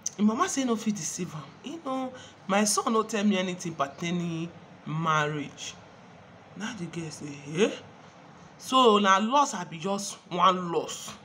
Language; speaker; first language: Nigerian Pidgin; non-native, local second language; Igbo